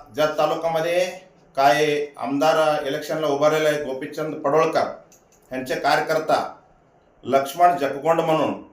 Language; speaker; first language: Marathi; non-native, local second language; Kannada